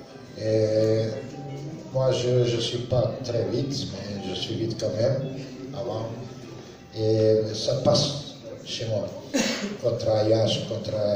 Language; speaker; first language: French; non-native, learner; Serbian